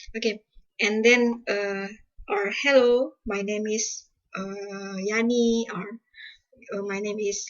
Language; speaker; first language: English; non-native, fluent; Indonesian